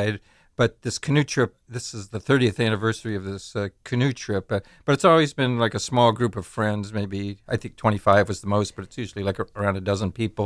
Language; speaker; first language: English; native; English